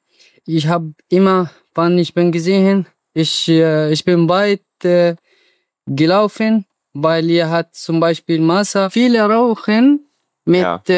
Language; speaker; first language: German; non-native, learner; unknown